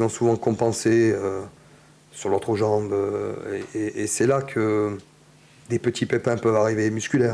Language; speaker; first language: French; native; French